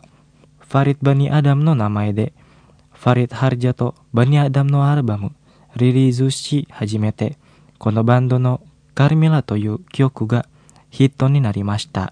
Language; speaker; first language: Japanese; non-native, fluent; Indonesian